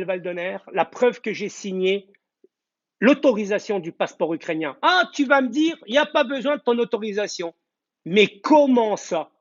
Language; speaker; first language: French; native; French